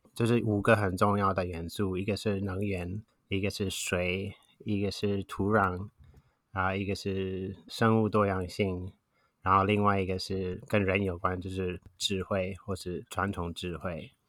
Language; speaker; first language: Chinese; non-native, fluent; English